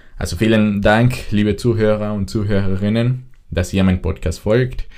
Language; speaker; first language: German; non-native, fluent; Spanish